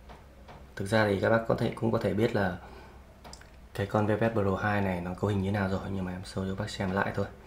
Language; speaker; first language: Vietnamese; native; Vietnamese